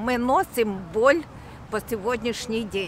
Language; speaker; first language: Russian; native; Russian